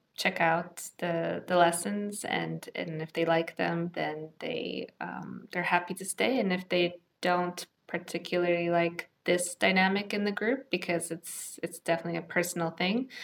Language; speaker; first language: English; native; English